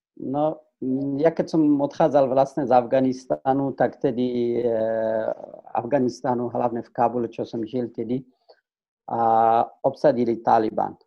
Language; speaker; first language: Slovak; non-native, fluent; Persian